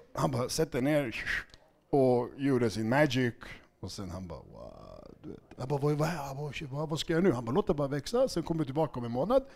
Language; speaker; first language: Swedish; early bilingual, other home language; Serbian